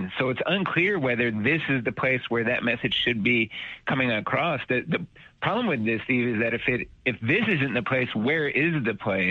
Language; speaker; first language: English; native; English